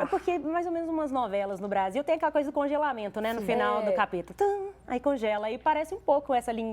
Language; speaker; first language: Portuguese; native; Portuguese